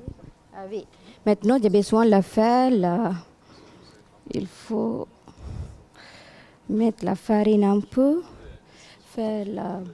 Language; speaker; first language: French; non-native, learner; Tamil